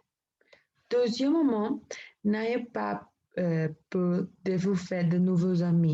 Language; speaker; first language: French; non-native, learner; Spanish